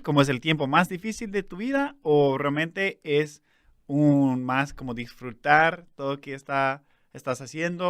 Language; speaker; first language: Spanish; non-native, fluent; English